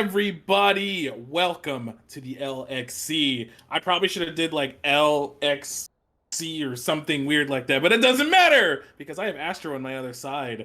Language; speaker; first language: English; native; English